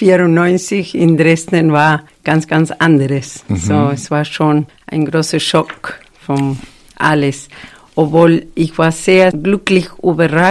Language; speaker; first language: German; non-native, learner; Spanish